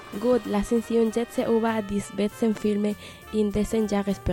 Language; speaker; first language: German; non-native, learner; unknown